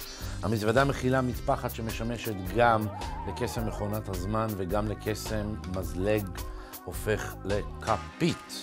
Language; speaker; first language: Hebrew; native; Hebrew